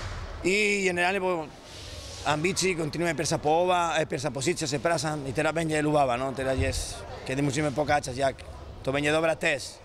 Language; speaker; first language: Polish; non-native, learner; Spanish